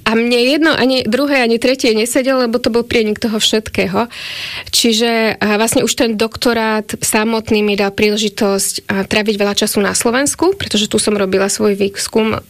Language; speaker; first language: Slovak; native; Slovak